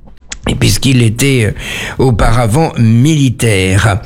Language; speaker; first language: French; native; French